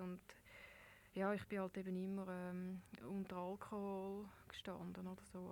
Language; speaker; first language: German; native; German